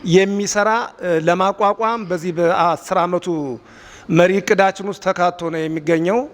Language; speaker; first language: Amharic; non-native, local second language; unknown